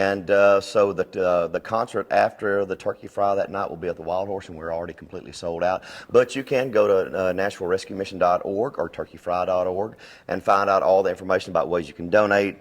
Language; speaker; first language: English; native; English